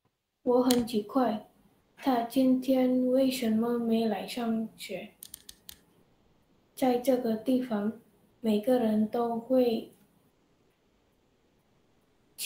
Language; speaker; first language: Chinese; non-native, learner; Indonesian